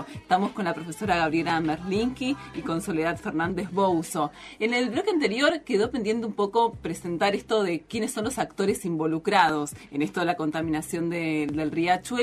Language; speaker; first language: Spanish; native; Spanish